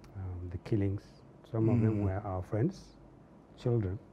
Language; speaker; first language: English; non-native, local second language; Hausa